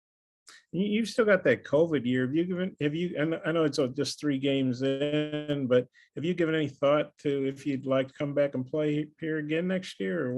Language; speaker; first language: English; native; English